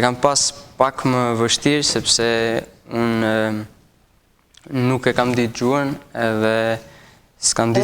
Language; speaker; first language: Albanian; early bilingual, heritage; Albanian